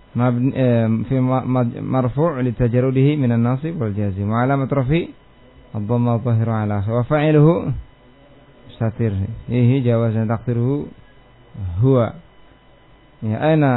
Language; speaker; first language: Arabic; non-native, fluent; Indonesian